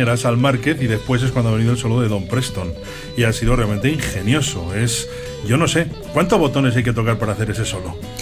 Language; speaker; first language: Spanish; native; Spanish